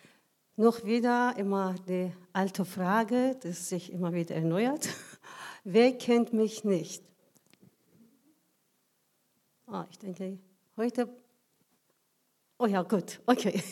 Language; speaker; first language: German; non-native, fluent; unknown